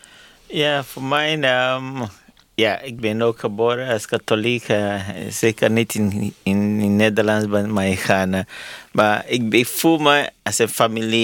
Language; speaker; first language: Dutch; non-native, learner; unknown